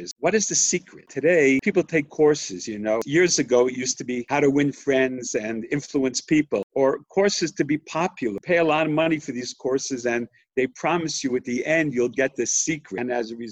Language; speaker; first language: English; native; English